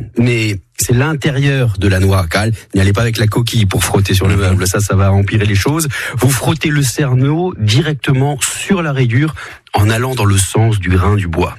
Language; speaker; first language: French; native; French